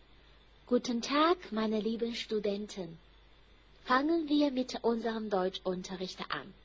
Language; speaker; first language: German; non-native, fluent; Chinese